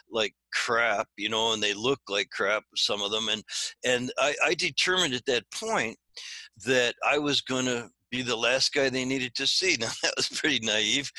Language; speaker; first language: English; native; English